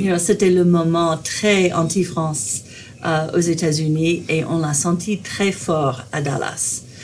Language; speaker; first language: French; non-native, fluent; English